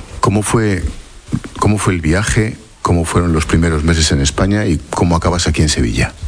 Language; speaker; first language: Spanish; native; Spanish